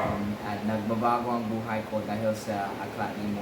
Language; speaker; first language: Filipino; non-native, fluent; English